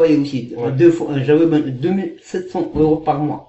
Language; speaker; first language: French; non-native, learner; Kazakh